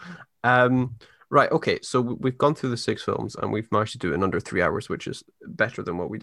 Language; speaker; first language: English; native; English